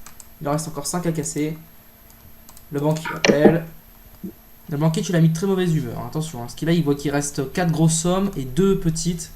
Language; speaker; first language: French; native; French